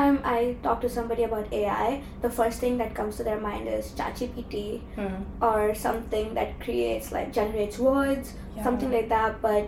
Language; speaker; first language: English; non-native, local second language; Tamil